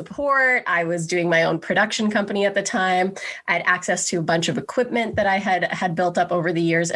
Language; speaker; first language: English; native; English